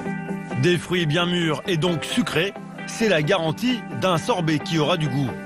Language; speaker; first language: French; native; French